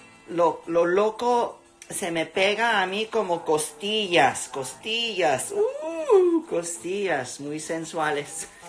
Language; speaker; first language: Spanish; early bilingual, other home language; English